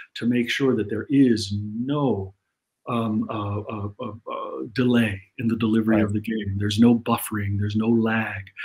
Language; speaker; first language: English; native; English